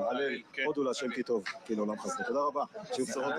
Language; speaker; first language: Hebrew; native; Hebrew